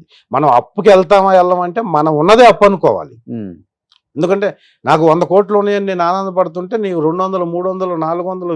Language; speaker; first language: Telugu; native; Telugu